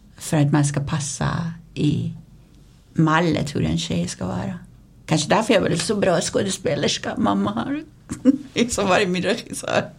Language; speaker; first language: Swedish; non-native, fluent; Persian